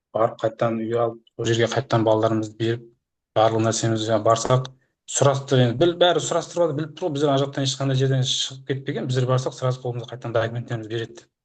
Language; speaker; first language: Kazakh; early bilingual, heritage; Kazakh